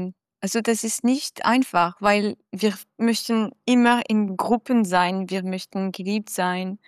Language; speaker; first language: German; non-native, fluent; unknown